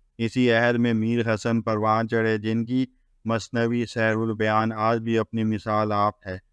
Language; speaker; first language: Urdu; native; Urdu